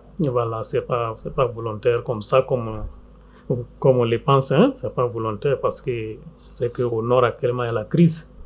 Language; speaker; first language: French; non-native, local second language; Fula